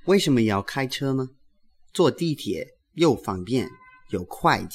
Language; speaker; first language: Chinese; non-native, learner; English